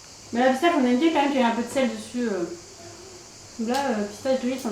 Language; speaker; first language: French; native; French